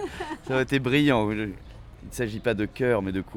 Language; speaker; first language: French; native; French